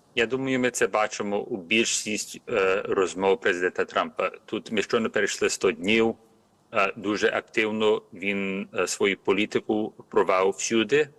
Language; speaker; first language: Ukrainian; early bilingual, heritage; Ukrainian